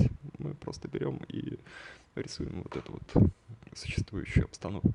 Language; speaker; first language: Russian; native; Russian